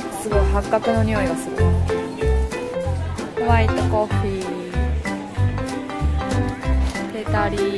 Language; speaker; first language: Japanese; native; Japanese